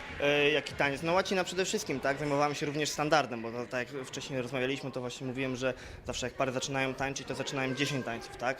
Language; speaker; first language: Polish; native; Polish